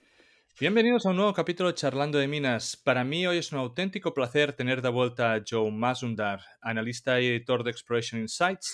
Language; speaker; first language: Spanish; native; Spanish